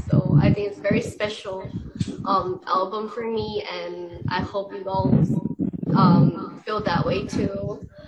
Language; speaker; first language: English; non-native, fluent; Thai